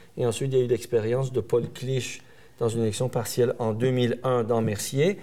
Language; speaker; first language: French; early bilingual, other home language; Persian